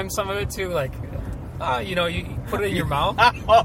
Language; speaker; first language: English; early bilingual, other home language; Ukrainian